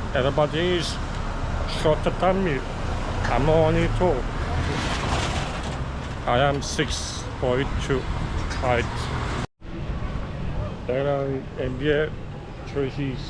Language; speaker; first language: English; non-native, learner; Turkish